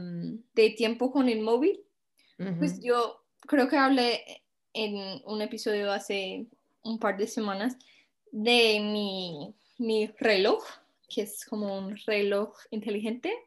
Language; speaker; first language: Spanish; non-native, fluent; English